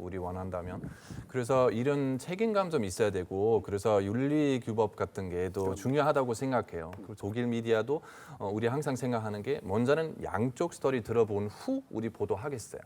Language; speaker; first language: Korean; non-native, fluent; German